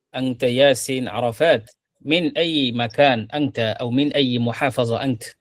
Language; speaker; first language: Arabic; non-native, fluent; Bangla